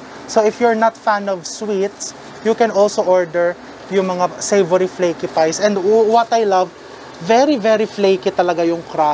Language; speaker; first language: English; non-native, local second language; Filipino